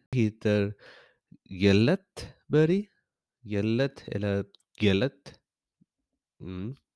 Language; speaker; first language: Swedish; non-native, learner; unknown